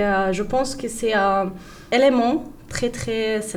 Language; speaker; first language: French; non-native, learner; Persian